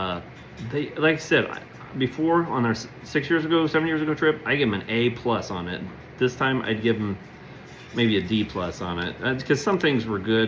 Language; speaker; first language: English; native; English